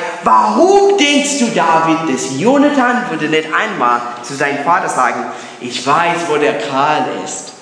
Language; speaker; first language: German; non-native, learner; English